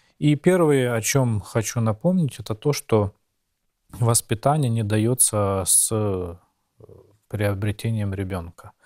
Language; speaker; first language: Russian; native; Russian